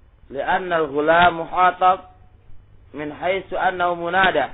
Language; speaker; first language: Arabic; non-native, local second language; Indonesian